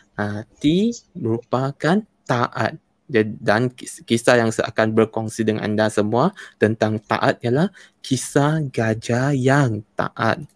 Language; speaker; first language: Malay; non-native, local second language; Chinese